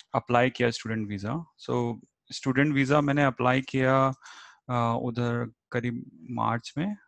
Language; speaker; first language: Hindi; native; Hindi